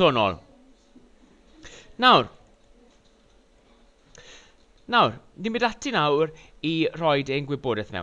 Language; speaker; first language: Welsh; non-native, local second language; English